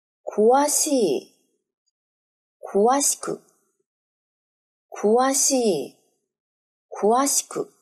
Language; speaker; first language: Japanese; non-native, learner; Chinese